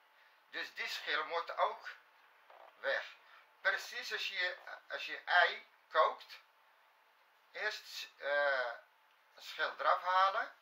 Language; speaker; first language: Dutch; non-native, fluent; Arabic